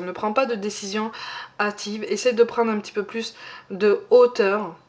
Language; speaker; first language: French; native; French